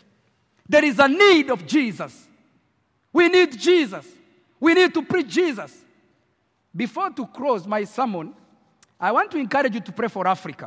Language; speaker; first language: English; non-native, local second language; Kinyarwanda